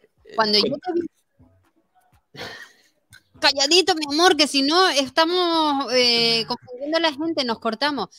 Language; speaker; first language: Spanish; native; Spanish